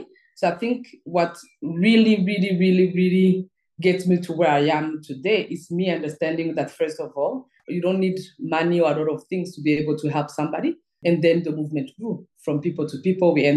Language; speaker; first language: English; non-native, local second language; Kinyarwanda